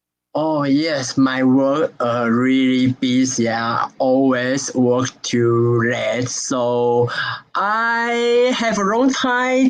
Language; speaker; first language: English; non-native, learner; Chinese